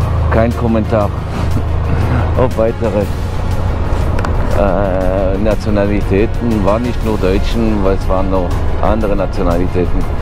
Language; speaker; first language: German; native; German